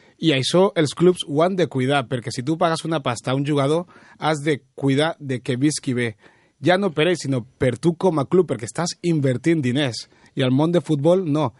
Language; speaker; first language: Catalan; early bilingual, other home language; Spanish